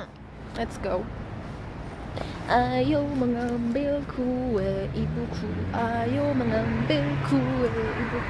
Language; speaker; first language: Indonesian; non-native, learner; Turkish